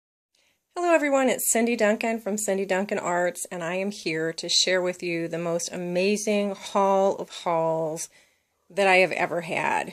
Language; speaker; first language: English; native; English